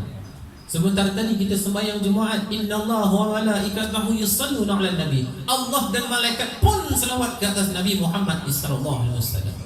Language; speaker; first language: Malay; native; Malay